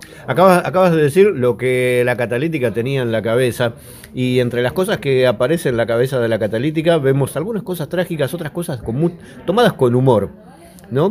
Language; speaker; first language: Spanish; native; Spanish